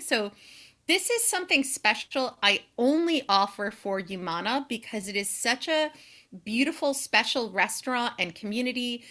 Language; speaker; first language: English; native; English